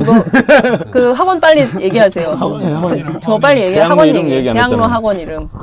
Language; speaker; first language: Korean; native; Korean